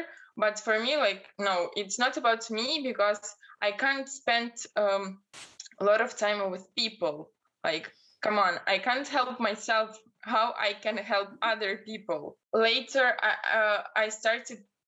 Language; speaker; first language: English; non-native, fluent; Russian